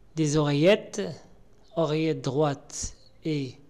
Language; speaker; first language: French; non-native, local second language; Arabic